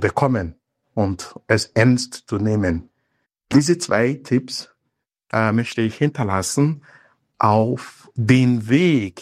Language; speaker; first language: German; non-native, fluent; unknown